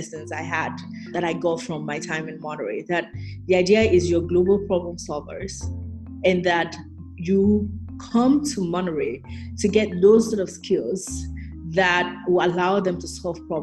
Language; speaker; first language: English; non-native, local second language; Yoruba